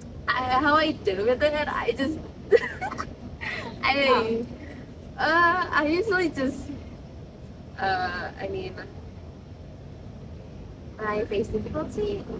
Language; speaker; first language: English; non-native, learner; Indonesian